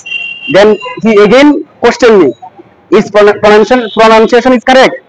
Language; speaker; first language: English; non-native, learner; Bangla